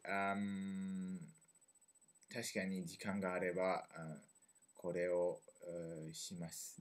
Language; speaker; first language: Japanese; non-native, learner; French